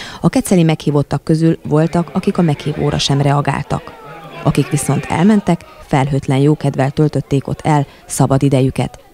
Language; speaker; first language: Hungarian; native; Hungarian